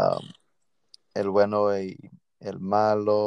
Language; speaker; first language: Spanish; early bilingual, heritage; Spanish